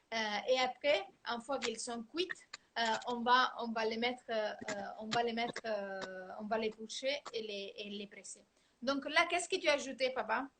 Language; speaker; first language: French; non-native, fluent; Italian